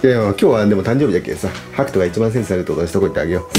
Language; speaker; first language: Japanese; native; Japanese